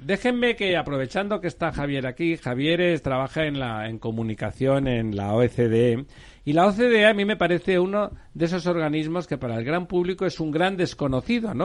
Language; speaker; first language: Spanish; native; Spanish